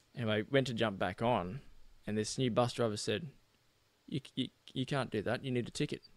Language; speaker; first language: English; native; English